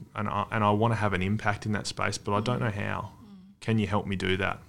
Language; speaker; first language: English; native; English